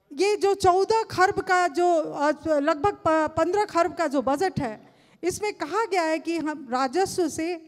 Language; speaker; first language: Hindi; non-native, local second language; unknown